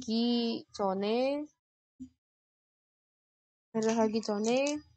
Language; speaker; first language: Korean; non-native, fluent; Indonesian